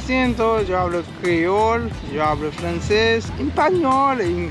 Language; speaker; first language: Spanish; non-native, learner; Haitian Creole